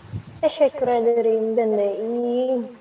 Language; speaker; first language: Turkish; non-native, learner; Indonesian